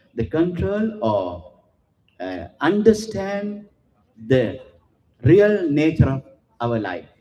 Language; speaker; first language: English; non-native, local second language; Sinhala